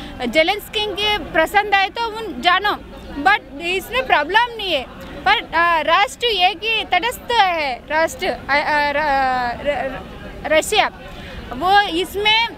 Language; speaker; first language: Hindi; non-native, local second language; Telugu